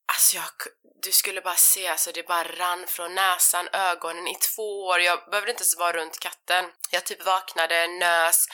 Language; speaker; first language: Swedish; early bilingual, other home language; Persian